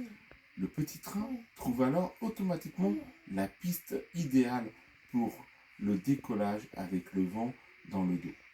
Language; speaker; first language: French; native; French